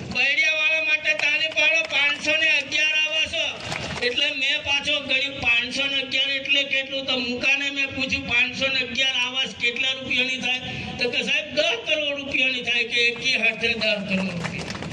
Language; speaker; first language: Gujarati; non-native, local second language; Rathawi